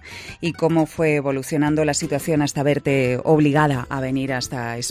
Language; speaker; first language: Spanish; native; Spanish